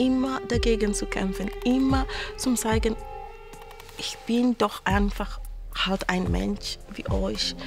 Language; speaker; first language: German; non-native, fluent; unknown